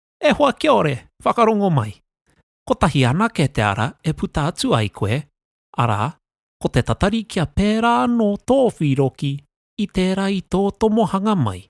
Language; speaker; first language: Māori; non-native, local second language; English